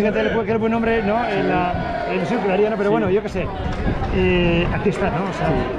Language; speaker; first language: Spanish; native; Spanish